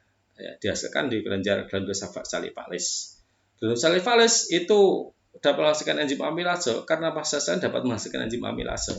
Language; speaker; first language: Indonesian; native; Indonesian